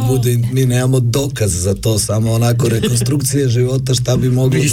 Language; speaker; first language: Serbian; native; Serbian